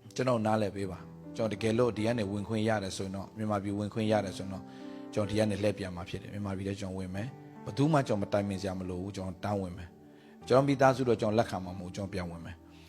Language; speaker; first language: Burmese; non-native, local second language; Tedim Chin